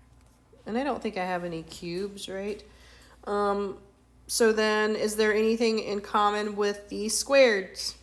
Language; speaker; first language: English; native; English